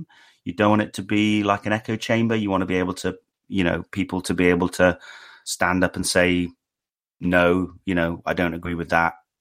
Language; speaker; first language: English; native; English